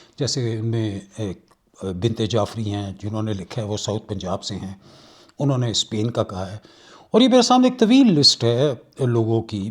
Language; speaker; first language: Urdu; native; Urdu